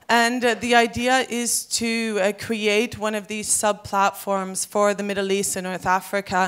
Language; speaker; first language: English; native; English